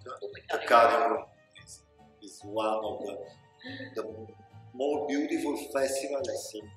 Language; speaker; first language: English; non-native, learner; Italian